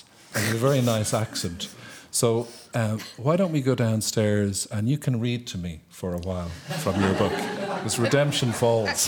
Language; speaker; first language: English; native; English